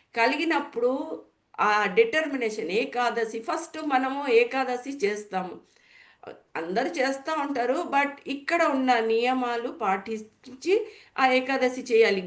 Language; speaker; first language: Telugu; non-native, learner; Bangla